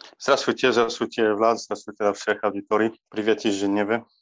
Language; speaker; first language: Russian; non-native, learner; Polish